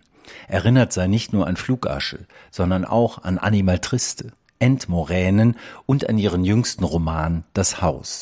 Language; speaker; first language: German; native; German